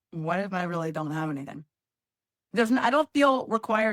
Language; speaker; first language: English; native; English